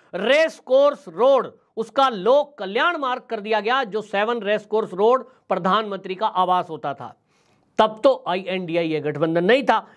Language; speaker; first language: Hindi; native; Hindi